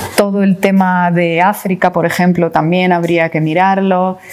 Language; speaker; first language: Spanish; non-native, fluent; Russian